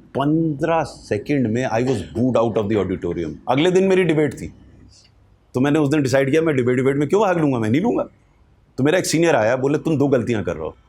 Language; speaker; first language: Hindi; native; Hindi